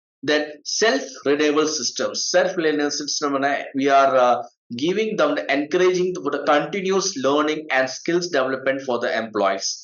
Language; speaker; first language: English; non-native, local second language; Malayalam